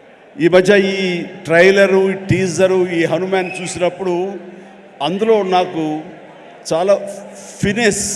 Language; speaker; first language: Telugu; native; Telugu